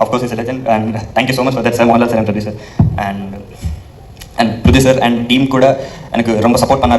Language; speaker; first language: Tamil; non-native, learner; Malayalam